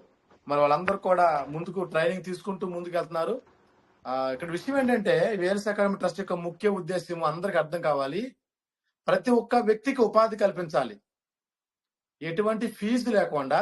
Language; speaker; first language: Telugu; native; Telugu